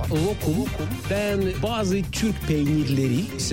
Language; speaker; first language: Turkish; non-native, fluent; Russian